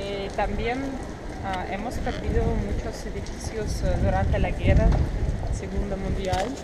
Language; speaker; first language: Spanish; non-native, fluent; Russian